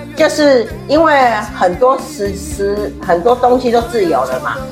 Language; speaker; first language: Chinese; native; Chinese